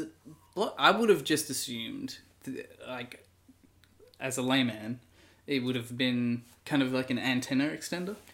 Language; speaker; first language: English; native; English